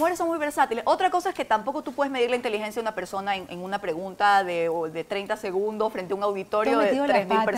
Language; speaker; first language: Spanish; native; Spanish